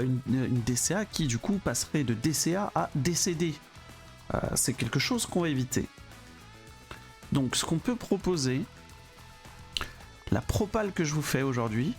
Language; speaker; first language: French; native; French